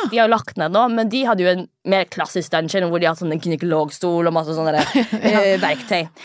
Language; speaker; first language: Norwegian; early bilingual, other home language; English